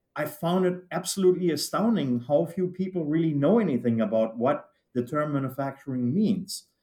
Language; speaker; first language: English; non-native, fluent; German